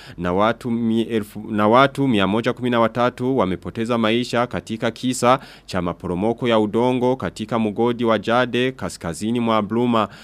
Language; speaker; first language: Swahili; non-native, local second language; Rundi